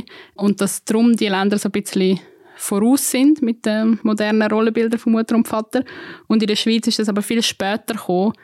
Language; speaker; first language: German; native; German